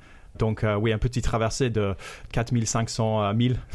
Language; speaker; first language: French; non-native, fluent; English